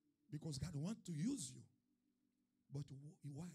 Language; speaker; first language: English; non-native, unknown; Haitian Creole